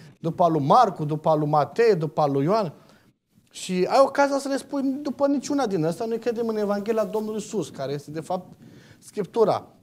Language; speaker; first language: Romanian; native; Romanian